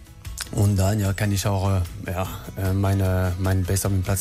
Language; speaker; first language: German; non-native, learner; French